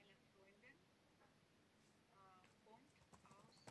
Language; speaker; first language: German; non-native, learner; Macedonian